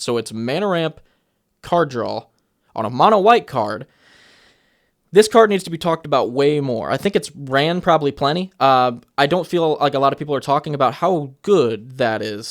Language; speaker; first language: English; native; English